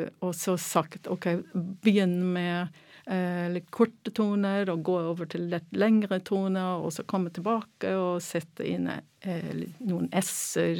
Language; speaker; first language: Norwegian; non-native, fluent; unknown